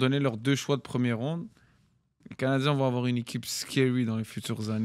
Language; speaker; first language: French; native; French